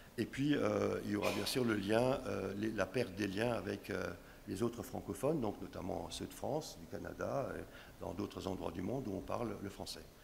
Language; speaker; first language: French; non-native, local second language; Swiss German